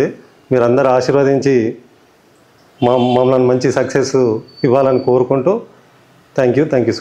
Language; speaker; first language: Telugu; native; Telugu